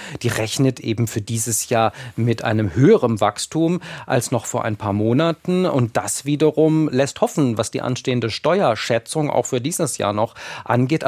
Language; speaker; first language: German; native; German